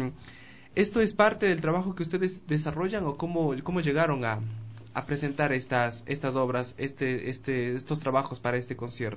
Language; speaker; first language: Spanish; native; Spanish